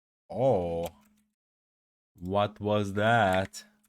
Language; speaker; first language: English; non-native, learner; Turkish